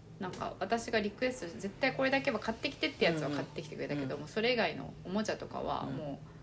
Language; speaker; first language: Japanese; early bilingual, other home language; Chinese